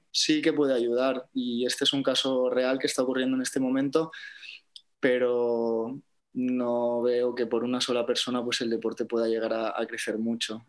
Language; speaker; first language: Spanish; native; Spanish